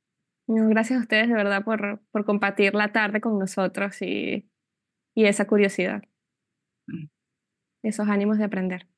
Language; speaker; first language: Spanish; native; Spanish